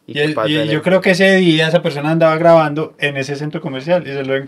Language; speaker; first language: Spanish; native; Spanish